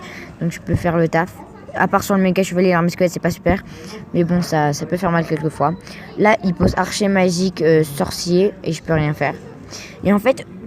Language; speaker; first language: French; native; French